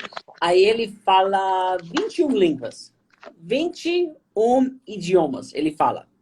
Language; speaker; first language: Portuguese; non-native, fluent; German